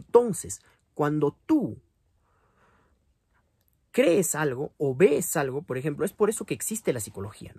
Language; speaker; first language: Spanish; native; Spanish